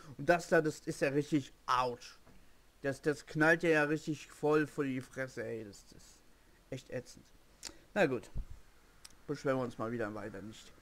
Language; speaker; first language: German; native; German